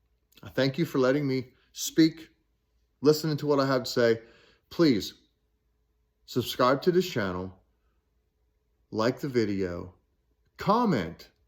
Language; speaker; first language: English; native; English